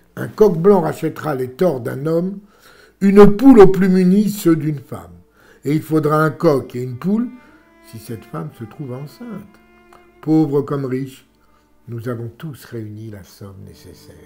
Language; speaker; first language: French; native; French